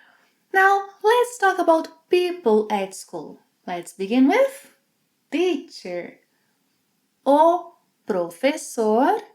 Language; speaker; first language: English; non-native, fluent; Portuguese